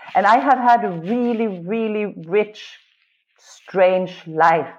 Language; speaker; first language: English; non-native, fluent; Swedish